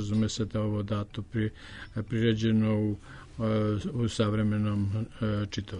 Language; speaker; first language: Serbian; native; Serbian